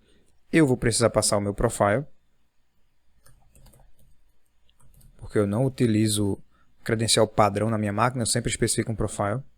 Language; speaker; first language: Portuguese; native; Portuguese